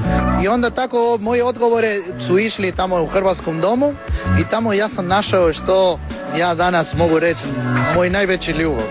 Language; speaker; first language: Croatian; non-native, learner; Spanish